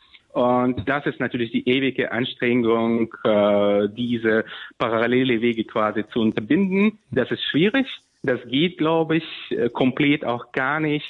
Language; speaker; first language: German; non-native, fluent; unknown